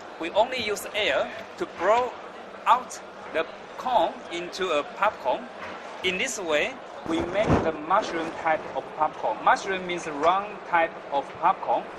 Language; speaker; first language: English; non-native, learner; Chinese